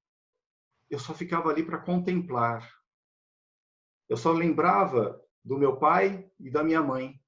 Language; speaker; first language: Portuguese; native; Portuguese